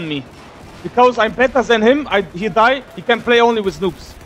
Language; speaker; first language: English; non-native, learner; Turkish